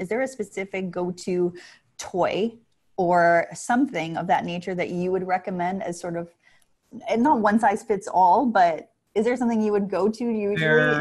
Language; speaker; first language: English; native; English